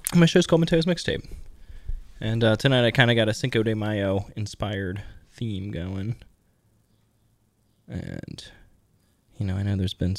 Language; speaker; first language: English; native; English